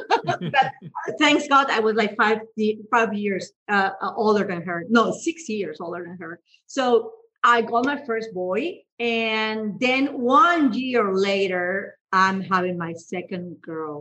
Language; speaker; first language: English; non-native, fluent; Spanish